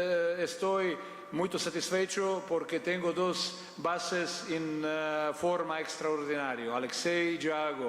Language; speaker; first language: Spanish; non-native, fluent; Portuguese